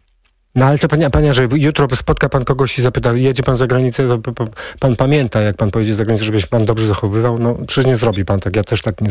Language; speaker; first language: Polish; native; Polish